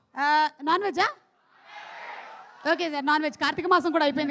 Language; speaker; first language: Telugu; native; Telugu